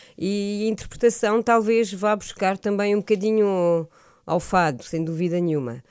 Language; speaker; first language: Portuguese; early bilingual, heritage; Portuguese